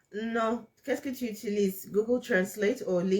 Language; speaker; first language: French; non-native, fluent; English